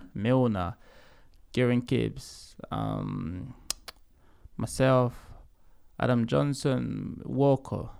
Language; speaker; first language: English; early bilingual, other home language; Lingala